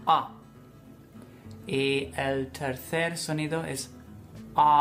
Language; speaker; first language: Spanish; non-native, fluent; English